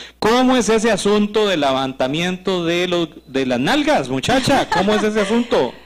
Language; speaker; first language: Spanish; native; Spanish